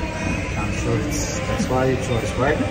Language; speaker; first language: English; non-native, learner; Turkish